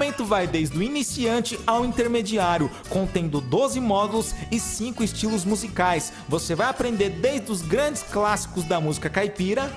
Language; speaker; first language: Portuguese; native; Portuguese